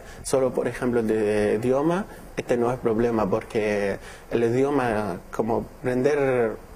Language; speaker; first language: Spanish; non-native, learner; Arabic